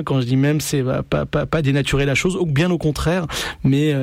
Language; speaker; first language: French; native; French